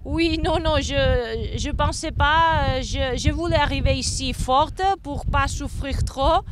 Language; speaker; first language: French; non-native, fluent; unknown